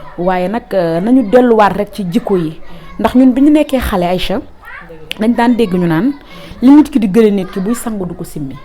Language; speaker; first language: Wolof; native; Wolof